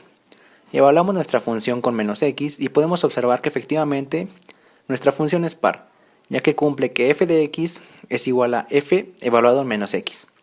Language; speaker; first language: Spanish; native; Spanish